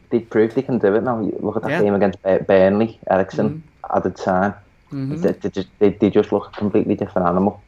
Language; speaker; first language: English; native; English